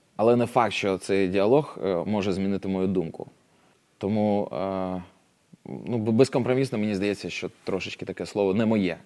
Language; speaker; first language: Ukrainian; non-native, local second language; Russian